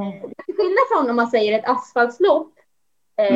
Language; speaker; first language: Swedish; native; Swedish